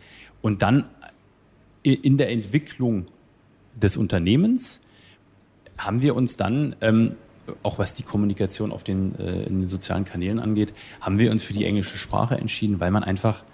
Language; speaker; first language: German; native; German